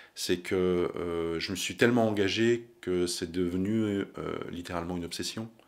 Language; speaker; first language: French; native; French